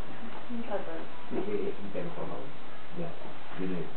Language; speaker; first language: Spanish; non-native, learner; Japanese